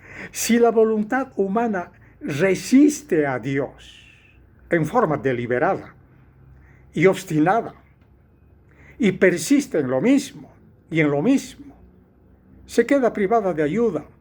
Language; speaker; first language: Spanish; native; Spanish